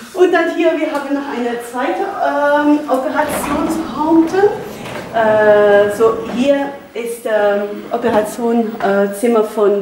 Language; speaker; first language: German; non-native, learner; Dutch